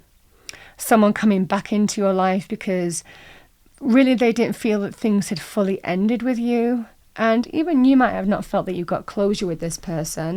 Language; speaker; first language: English; native; English